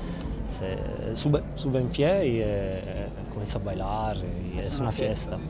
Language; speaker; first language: Spanish; non-native, learner; Italian